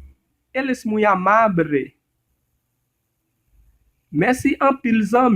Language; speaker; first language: Spanish; non-native, learner; Haitian Creole